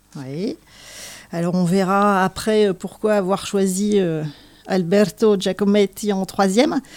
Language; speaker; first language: French; native; French